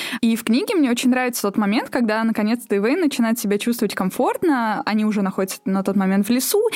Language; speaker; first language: Russian; native; Russian